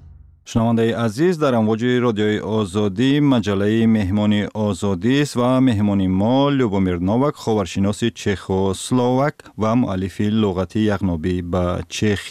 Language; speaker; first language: Tajik; native; Tajik